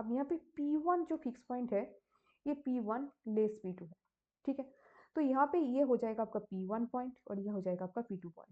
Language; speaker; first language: Hindi; native; Hindi